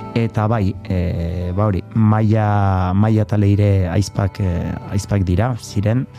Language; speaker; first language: Basque; non-native, local second language; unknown